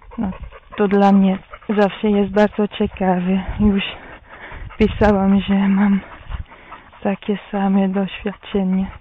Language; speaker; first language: Polish; non-native, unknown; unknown